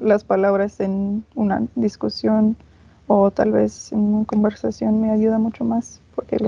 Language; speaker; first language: Spanish; non-native, fluent; English